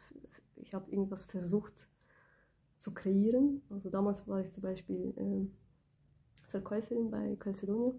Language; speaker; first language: German; early bilingual, other home language; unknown